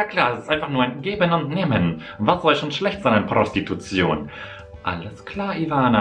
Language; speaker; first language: German; native; German